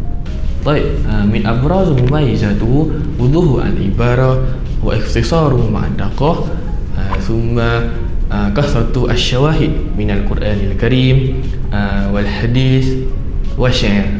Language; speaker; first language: Arabic; non-native, learner; Malay